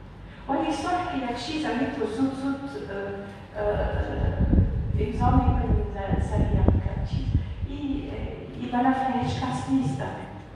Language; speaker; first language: Persian; non-native, learner; Arabic